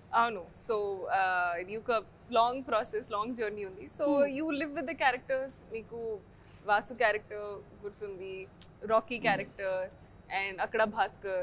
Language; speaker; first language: Telugu; non-native, fluent; Hindi